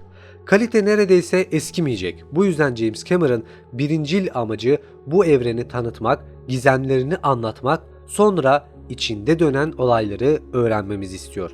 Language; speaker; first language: Turkish; native; Turkish